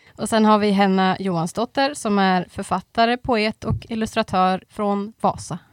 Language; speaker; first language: Swedish; native; Swedish